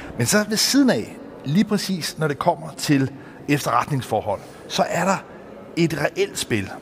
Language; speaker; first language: Danish; native; Danish